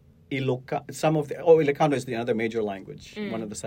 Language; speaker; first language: English; non-native, local second language; Hiligaynon